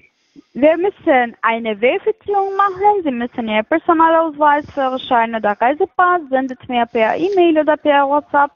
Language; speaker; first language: German; non-native, fluent; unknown